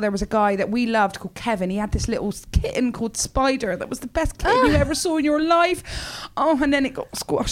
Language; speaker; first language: English; native; English